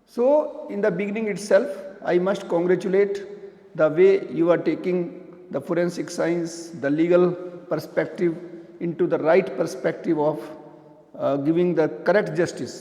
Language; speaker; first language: English; non-native, local second language; Hindi